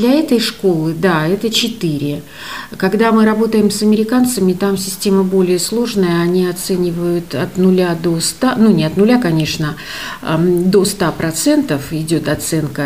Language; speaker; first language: Russian; native; Russian